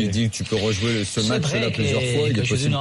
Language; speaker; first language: French; native; French